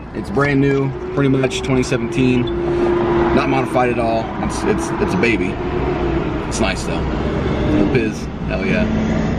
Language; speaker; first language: English; native; English